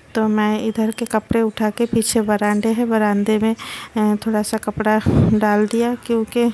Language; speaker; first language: Hindi; non-native, local second language; Bangla